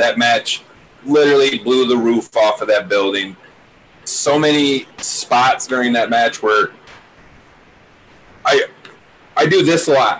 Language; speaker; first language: English; native; English